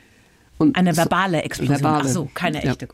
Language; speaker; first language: German; native; German